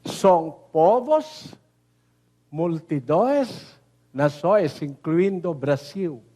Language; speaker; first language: Portuguese; non-native, learner; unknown